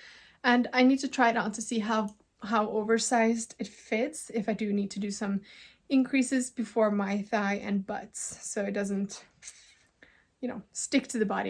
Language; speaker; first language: English; non-native, fluent; Norwegian